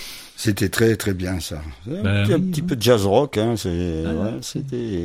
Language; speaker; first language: French; native; French